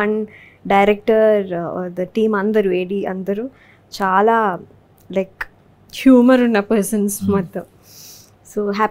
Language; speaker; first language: Telugu; non-native, learner; Malayalam